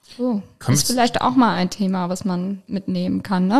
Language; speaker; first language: German; native; German